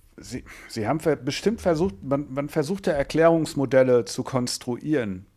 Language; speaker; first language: German; native; German